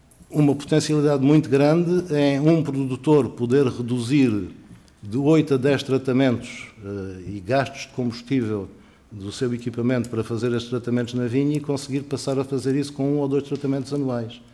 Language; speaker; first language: Portuguese; native; Portuguese